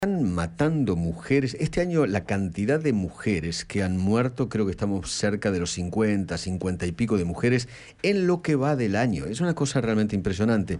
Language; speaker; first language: Spanish; native; Spanish